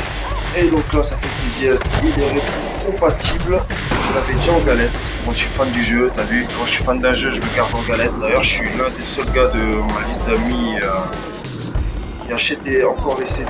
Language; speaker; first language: French; native; French